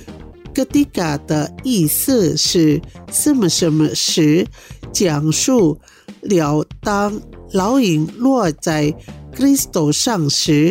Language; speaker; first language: Chinese; early bilingual, heritage; Chinese